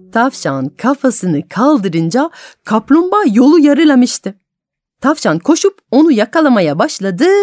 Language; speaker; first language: Turkish; non-native, fluent; French